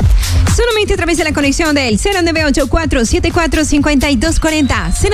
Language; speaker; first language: Spanish; native; Spanish